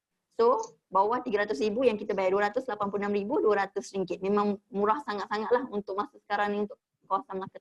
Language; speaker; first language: Malay; native; Malay